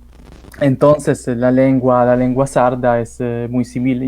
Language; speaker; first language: Spanish; non-native, learner; Italian